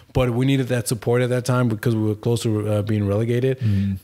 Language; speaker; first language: English; non-native, fluent; German